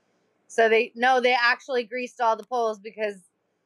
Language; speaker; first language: English; native; English